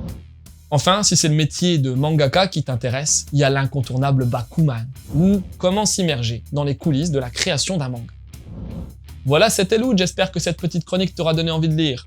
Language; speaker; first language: French; native; French